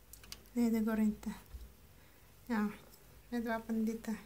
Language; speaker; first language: Swedish; non-native, learner; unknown